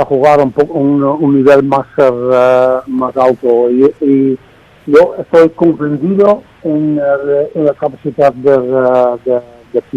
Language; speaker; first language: Spanish; non-native, fluent; Dutch